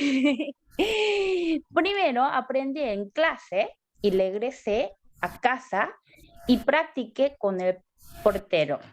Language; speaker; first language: Spanish; non-native, learner; Korean